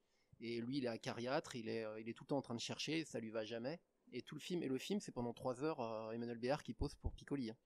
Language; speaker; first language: French; native; French